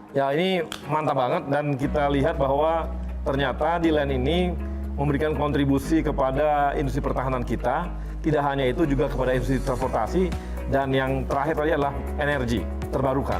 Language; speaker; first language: Indonesian; native; Indonesian